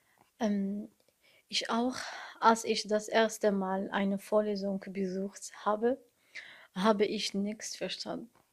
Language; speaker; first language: German; non-native, learner; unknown